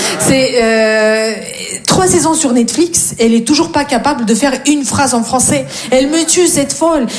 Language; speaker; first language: French; non-native, fluent; Russian